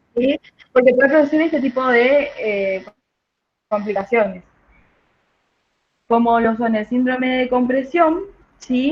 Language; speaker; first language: Spanish; native; Spanish